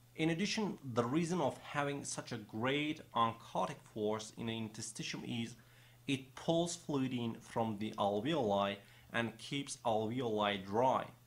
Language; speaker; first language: English; non-native, fluent; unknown